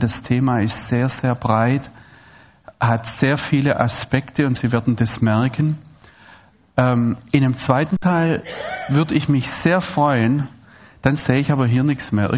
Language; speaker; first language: German; native; German